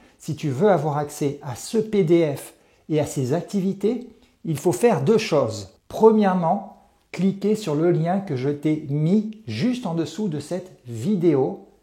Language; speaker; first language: French; native; French